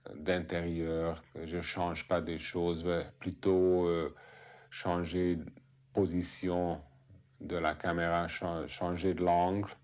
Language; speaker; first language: French; non-native, fluent; Hungarian